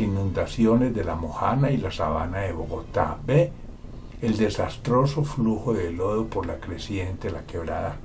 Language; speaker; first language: Spanish; native; Spanish